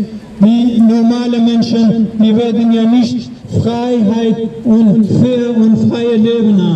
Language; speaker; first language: German; non-native, learner; Persian